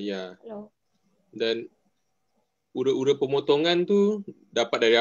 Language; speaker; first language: Malay; native; Malay